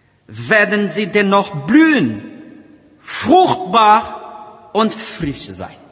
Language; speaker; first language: German; non-native, learner; Portuguese